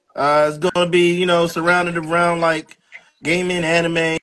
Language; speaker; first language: English; native; English